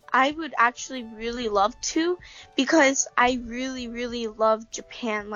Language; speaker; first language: English; early bilingual, other home language; Japanese